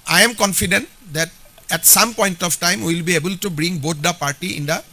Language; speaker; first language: English; non-native, local second language; Assamese